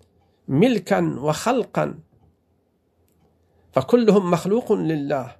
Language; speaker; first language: Arabic; non-native, fluent; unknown